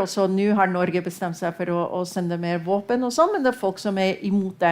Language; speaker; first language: Norwegian; non-native, fluent; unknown